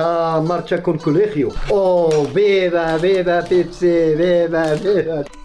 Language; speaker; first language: Spanish; non-native, learner; Arabic